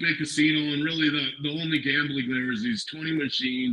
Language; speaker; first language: English; native; English